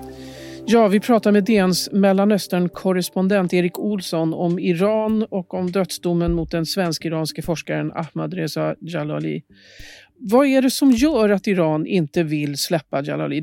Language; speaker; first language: Swedish; native; Swedish